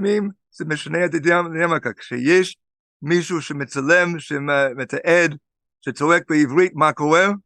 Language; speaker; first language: Hebrew; non-native, fluent; English